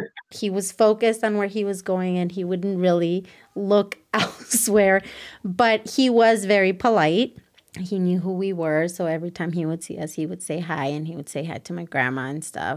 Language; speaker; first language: English; early bilingual, other home language; Spanish